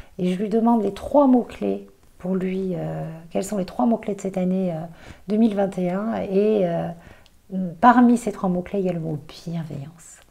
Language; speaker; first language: French; native; French